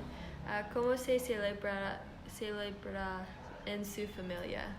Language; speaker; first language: Spanish; non-native, learner; English